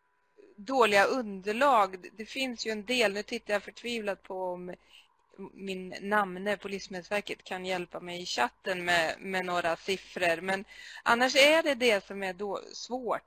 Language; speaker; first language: Swedish; native; Swedish